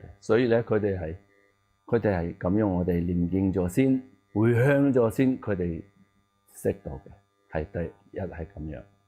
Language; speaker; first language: Cantonese; non-native, learner; Tibetan